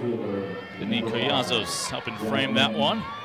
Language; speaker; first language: English; native; English